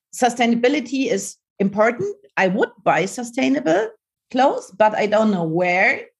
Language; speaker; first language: English; non-native, learner; German